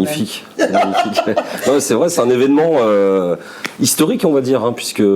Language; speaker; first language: French; native; French